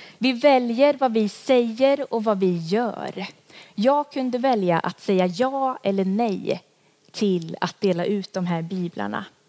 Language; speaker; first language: Swedish; native; Swedish